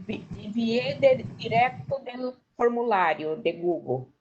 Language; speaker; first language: Spanish; non-native, fluent; Portuguese